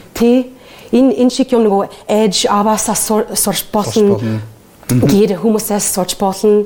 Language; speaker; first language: Mongolian; non-native, learner; English